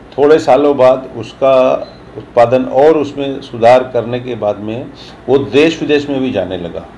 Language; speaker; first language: Hindi; non-native, local second language; Sindhi